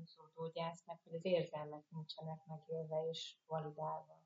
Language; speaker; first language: Hungarian; native; Hungarian